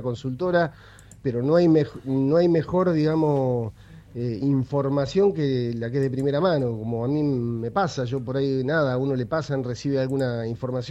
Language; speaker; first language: Spanish; native; Spanish